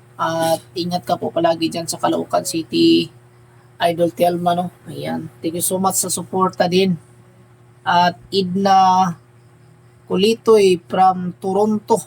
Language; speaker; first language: Filipino; non-native, local second language; Cebuano